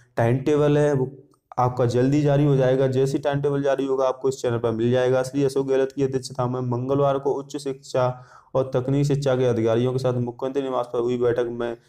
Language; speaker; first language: Hindi; native; Hindi